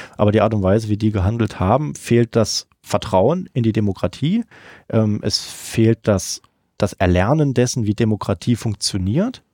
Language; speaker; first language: German; native; German